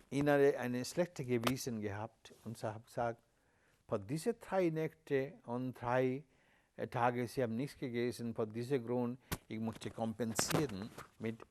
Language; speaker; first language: German; non-native, learner; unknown